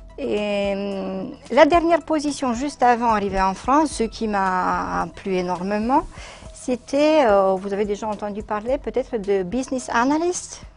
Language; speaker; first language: French; non-native, fluent; Romanian